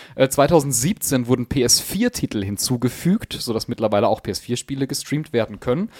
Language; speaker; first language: German; native; German